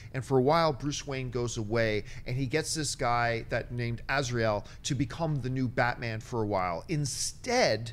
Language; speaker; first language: English; native; English